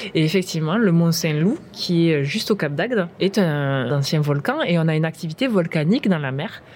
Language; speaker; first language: French; native; French